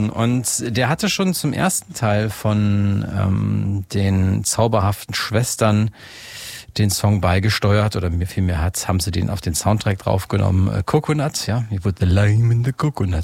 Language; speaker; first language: German; native; German